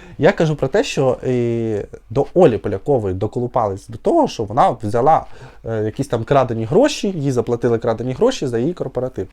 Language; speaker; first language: Ukrainian; non-native, local second language; Russian